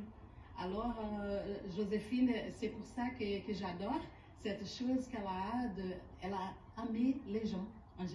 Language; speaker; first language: French; non-native, fluent; Portuguese